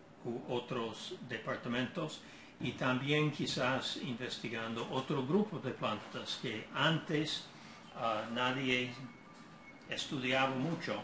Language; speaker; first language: Spanish; non-native, fluent; English